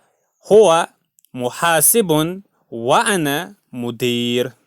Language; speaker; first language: Arabic; non-native, fluent; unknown